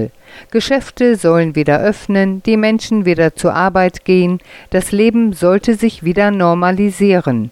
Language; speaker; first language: German; native; German